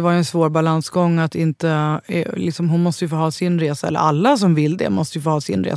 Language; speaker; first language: Swedish; native; Swedish